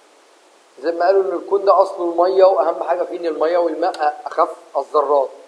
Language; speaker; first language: Arabic; native; Arabic